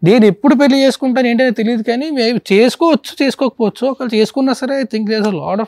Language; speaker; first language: Telugu; native; Telugu